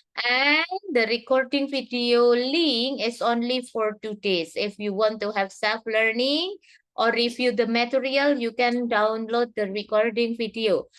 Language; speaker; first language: English; non-native, fluent; Indonesian